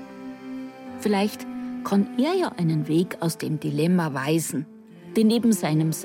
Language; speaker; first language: German; native; German